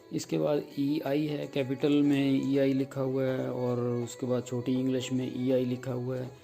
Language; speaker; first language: Urdu; non-native, local second language; Punjabi